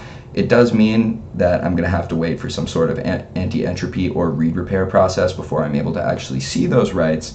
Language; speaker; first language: English; native; English